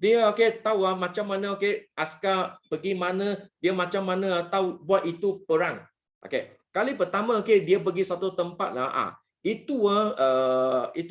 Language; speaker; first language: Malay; non-native, local second language; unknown